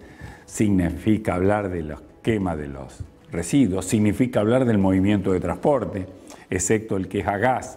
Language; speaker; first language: Spanish; native; Spanish